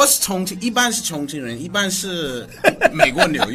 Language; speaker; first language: Chinese; non-native, fluent; English